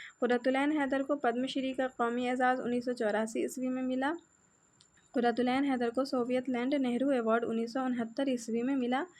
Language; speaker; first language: Urdu; native; Urdu